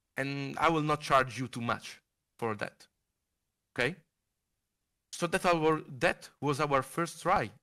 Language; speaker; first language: English; non-native, fluent; Italian